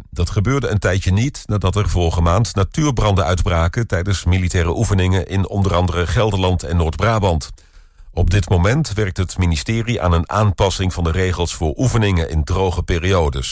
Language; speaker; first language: Dutch; native; Dutch